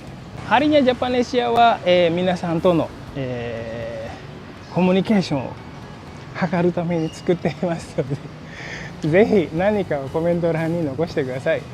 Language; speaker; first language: Japanese; non-native, fluent; Indonesian